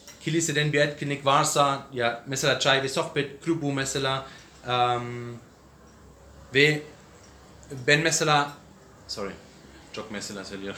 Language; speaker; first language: Turkish; non-native, learner; English